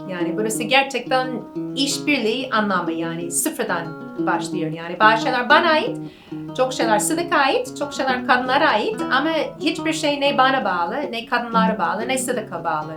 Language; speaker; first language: Turkish; non-native, learner; English